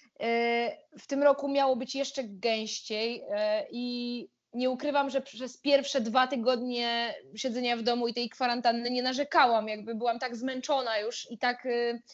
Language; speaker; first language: Polish; native; Polish